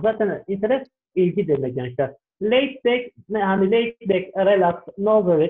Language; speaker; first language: English; non-native, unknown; Turkish